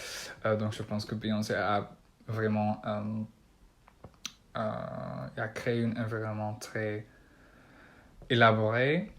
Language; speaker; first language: French; non-native, learner; Dutch